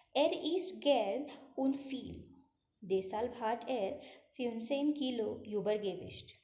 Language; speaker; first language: German; non-native, fluent; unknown